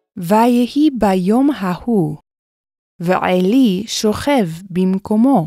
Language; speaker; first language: Hebrew; non-native, fluent; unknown